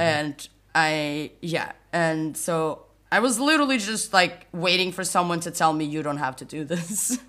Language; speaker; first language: English; non-native, fluent; Portuguese